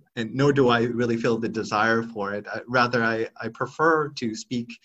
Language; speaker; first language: English; native; English